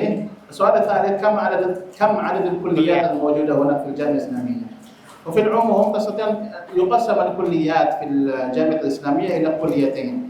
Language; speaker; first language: Arabic; non-native, fluent; Indonesian